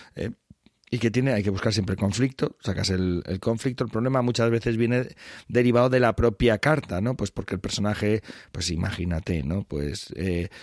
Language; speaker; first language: Spanish; native; Spanish